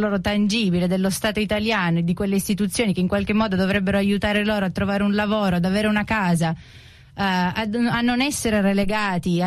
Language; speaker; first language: Italian; native; Italian